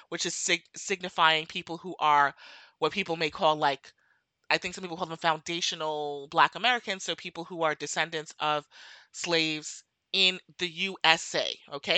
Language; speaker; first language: English; native; English